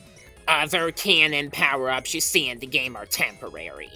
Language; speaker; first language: English; native; English